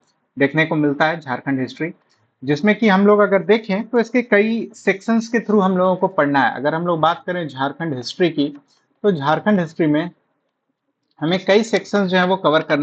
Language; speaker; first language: Hindi; native; Hindi